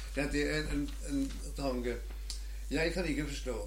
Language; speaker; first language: Danish; non-native, learner; German